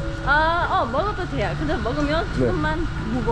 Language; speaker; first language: Korean; non-native, learner; Persian